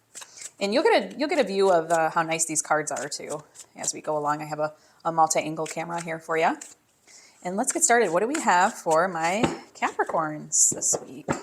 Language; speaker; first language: English; native; English